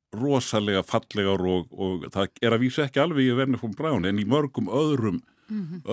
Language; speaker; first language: Icelandic; native; Icelandic